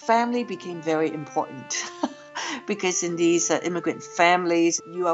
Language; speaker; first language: English; non-native, local second language; Cantonese